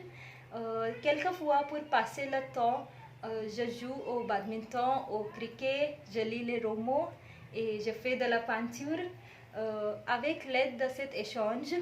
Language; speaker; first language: French; non-native, fluent; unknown